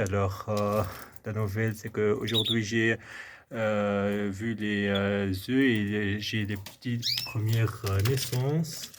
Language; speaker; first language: French; non-native, fluent; Arabic